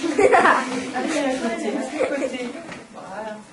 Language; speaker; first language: French; native; French